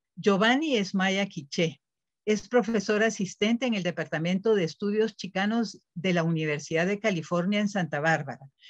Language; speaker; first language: Spanish; native; Spanish